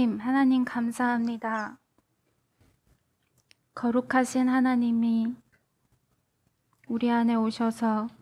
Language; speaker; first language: Korean; native; Korean